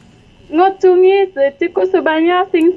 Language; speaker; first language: Cantonese; non-native, learner; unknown